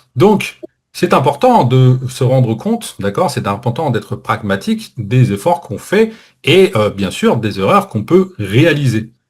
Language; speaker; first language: French; native; French